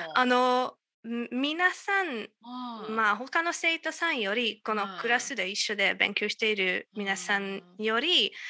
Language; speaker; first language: Japanese; non-native, fluent; Hungarian